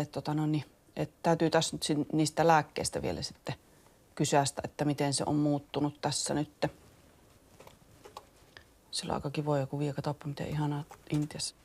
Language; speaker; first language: Finnish; native; Finnish